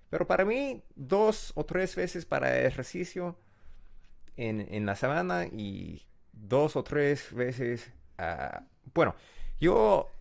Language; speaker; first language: Spanish; non-native, learner; English